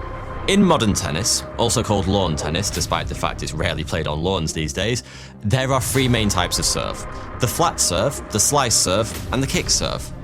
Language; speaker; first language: English; native; English